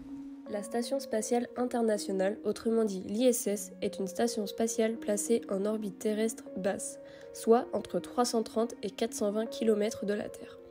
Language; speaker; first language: French; native; French